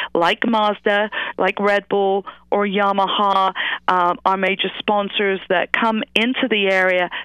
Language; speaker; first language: English; native; English